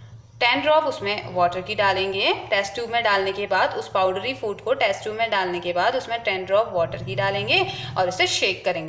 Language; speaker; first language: Hindi; native; Hindi